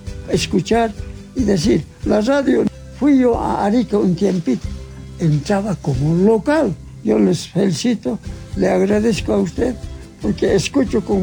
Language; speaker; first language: Spanish; non-native, local second language; Aymara